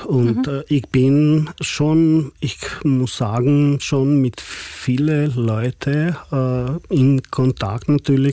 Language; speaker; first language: German; non-native, fluent; Hungarian